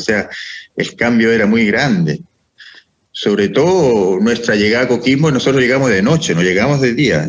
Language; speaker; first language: Spanish; early bilingual, other home language; Italian